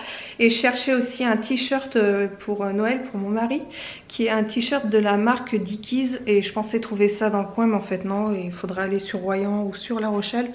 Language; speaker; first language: French; native; French